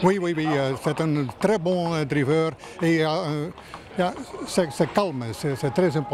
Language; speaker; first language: French; non-native, fluent; Dutch